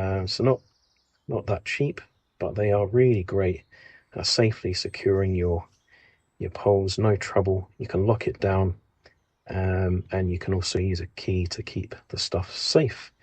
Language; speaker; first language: English; native; English